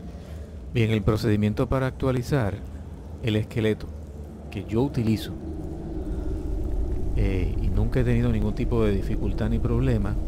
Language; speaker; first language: Spanish; native; Spanish